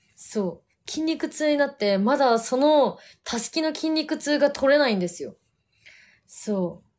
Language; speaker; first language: Japanese; native; Japanese